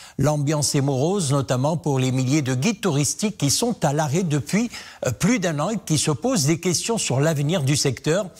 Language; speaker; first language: French; non-native, local second language; Arabic